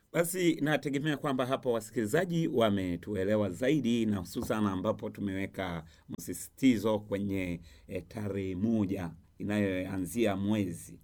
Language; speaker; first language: Swahili; non-native, local second language; Rundi